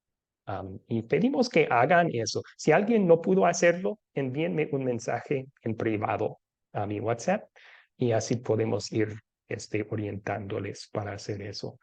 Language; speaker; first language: Spanish; non-native, fluent; English